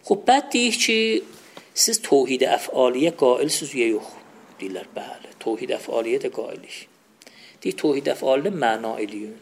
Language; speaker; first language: Persian; non-native, local second language; Azerbaijani